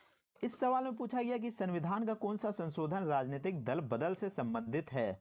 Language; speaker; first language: Hindi; native; Hindi